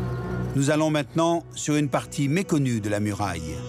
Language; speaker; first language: French; native; French